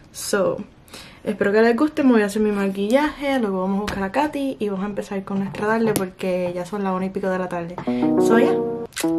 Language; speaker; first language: Spanish; early bilingual, heritage; Spanish